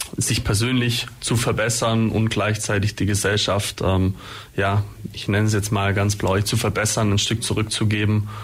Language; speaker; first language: German; native; German